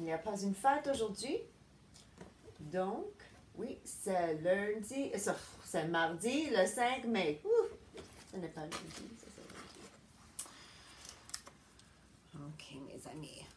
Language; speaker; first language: French; non-native, fluent; English